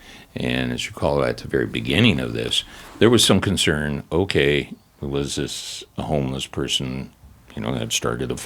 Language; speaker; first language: English; native; English